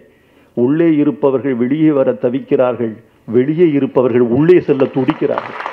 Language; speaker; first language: Tamil; native; Tamil